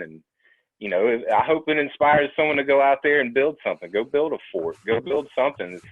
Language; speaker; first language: English; native; English